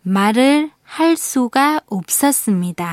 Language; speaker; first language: Korean; non-native, fluent; Vietnamese